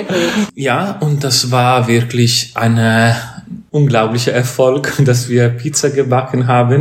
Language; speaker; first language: German; non-native, fluent; Italian